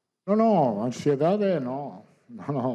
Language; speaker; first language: Portuguese; non-native, fluent; Italian